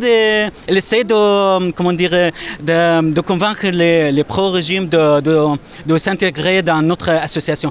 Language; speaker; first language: French; non-native, fluent; Arabic